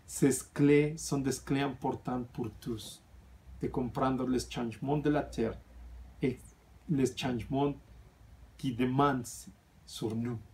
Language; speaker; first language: French; non-native, fluent; Spanish